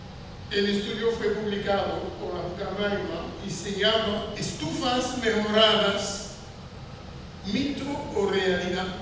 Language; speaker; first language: Spanish; non-native, fluent; French